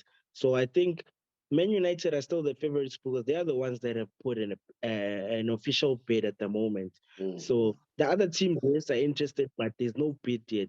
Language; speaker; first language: English; non-native, local second language; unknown